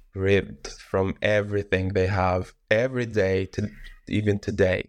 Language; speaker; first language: English; non-native, fluent; Arabic